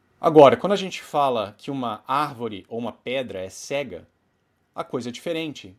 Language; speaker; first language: Portuguese; native; Portuguese